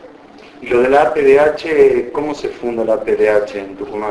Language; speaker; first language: Spanish; native; Spanish